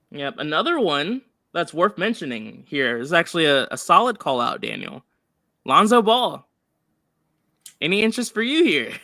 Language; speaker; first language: English; native; English